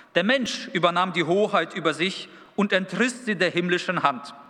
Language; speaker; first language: German; early bilingual, other home language; Russian